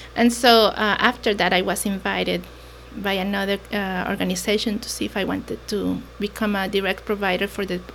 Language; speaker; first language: English; non-native, fluent; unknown